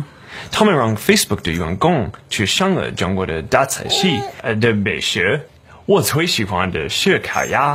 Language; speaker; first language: Chinese; non-native, learner; English